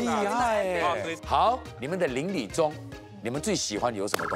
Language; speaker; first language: Chinese; native; Chinese